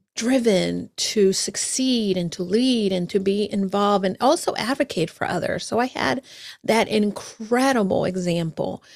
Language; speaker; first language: English; early bilingual, other home language; Spanish